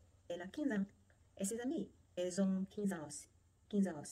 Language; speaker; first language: French; non-native, learner; Korean